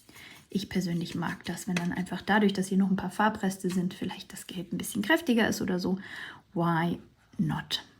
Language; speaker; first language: German; native; German